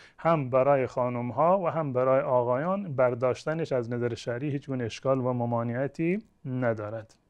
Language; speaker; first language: Persian; non-native, local second language; Baluchi